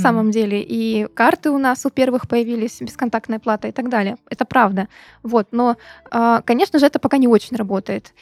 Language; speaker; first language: Russian; native; Russian